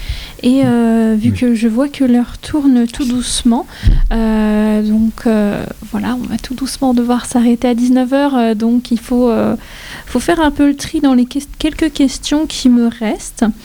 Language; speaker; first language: French; native; French